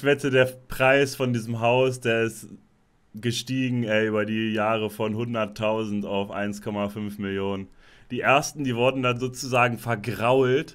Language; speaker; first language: German; native; German